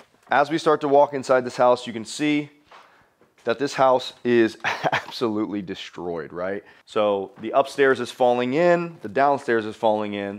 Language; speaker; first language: English; native; English